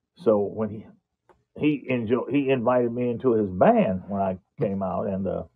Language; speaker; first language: English; native; English